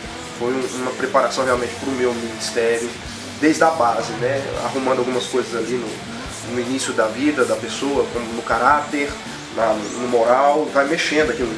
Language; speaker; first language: Portuguese; native; Portuguese